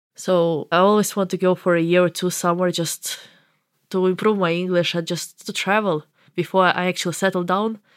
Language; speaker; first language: English; non-native, fluent; Ukrainian